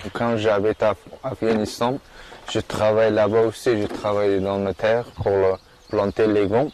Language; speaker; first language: French; non-native, learner; Persian